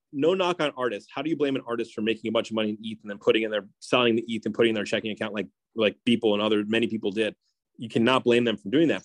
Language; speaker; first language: English; native; English